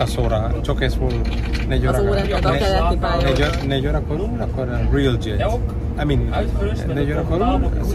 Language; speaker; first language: Hungarian; non-native, learner; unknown